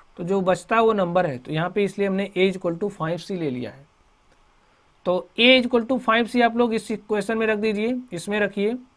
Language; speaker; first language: Hindi; native; Hindi